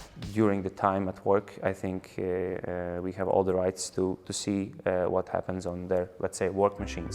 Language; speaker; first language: English; non-native, fluent; Latvian